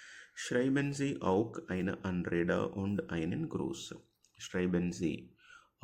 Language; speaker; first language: German; non-native, fluent; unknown